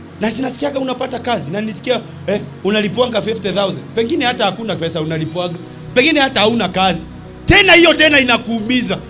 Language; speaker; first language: Swahili; native; Swahili